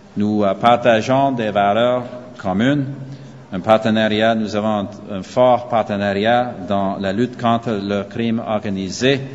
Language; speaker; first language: French; non-native, fluent; English